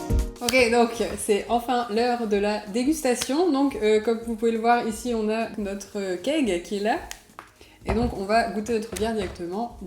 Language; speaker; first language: French; native; French